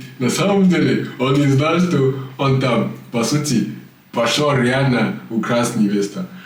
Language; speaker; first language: Russian; non-native, learner; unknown